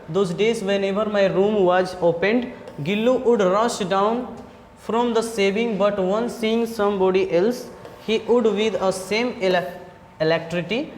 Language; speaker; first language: English; non-native, local second language; Hindi